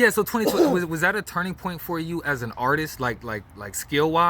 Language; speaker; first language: English; native; English